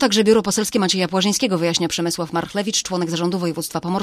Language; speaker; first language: Polish; native; Polish